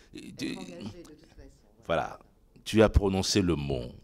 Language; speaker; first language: French; non-native, local second language; Ewe